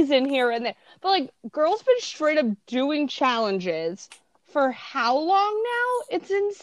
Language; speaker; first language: English; native; English